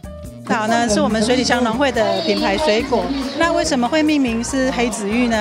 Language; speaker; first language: Chinese; non-native, local second language; Min Nan Chinese